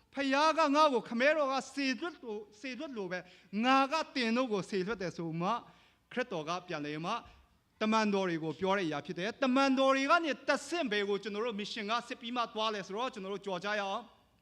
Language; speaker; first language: Burmese; non-native, local second language; Hakha Chin